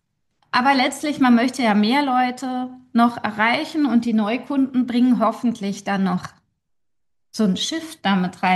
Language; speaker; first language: German; native; German